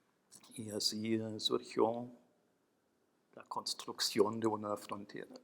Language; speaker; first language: Spanish; non-native, fluent; German